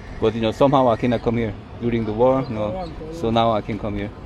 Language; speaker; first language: English; non-native, learner; Korean